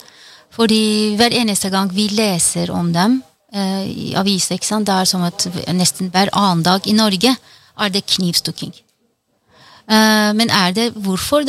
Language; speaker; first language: Norwegian; non-native, fluent; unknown